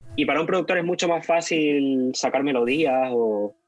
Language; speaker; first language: Spanish; native; Spanish